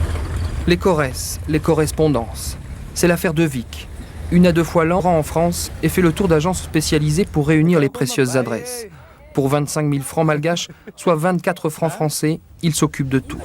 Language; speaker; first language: French; native; French